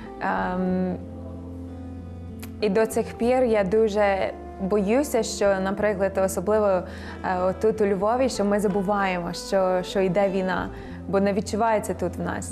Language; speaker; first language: Ukrainian; non-native, fluent; English